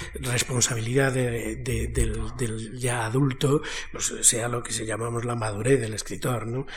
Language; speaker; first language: Spanish; native; Spanish